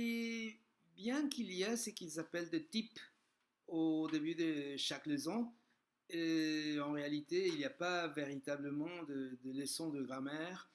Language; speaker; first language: French; non-native, fluent; Spanish